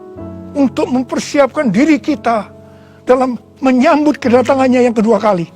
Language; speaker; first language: Indonesian; native; Indonesian